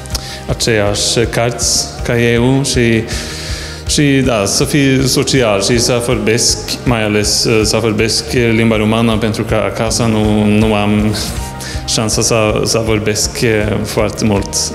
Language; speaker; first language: Romanian; non-native, fluent; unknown